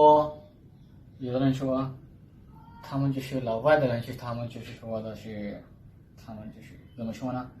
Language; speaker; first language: Chinese; non-native, fluent; Urdu